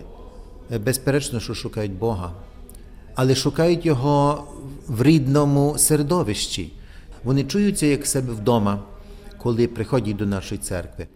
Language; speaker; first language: Ukrainian; early bilingual, heritage; Ukrainian